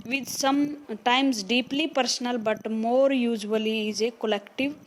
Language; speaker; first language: English; non-native, local second language; Hindi